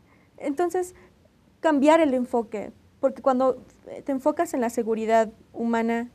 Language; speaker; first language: Spanish; native; Spanish